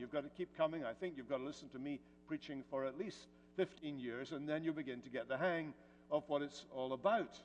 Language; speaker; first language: English; native; English